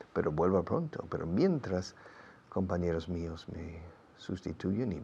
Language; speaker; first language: Spanish; non-native, fluent; English